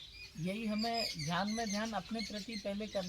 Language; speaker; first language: Hindi; native; Hindi